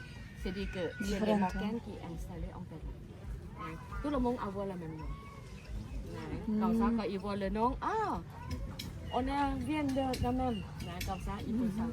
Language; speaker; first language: French; non-native, learner; Thai